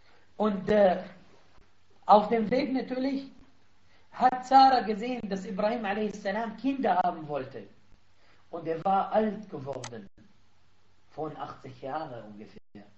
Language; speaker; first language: German; non-native, fluent; Arabic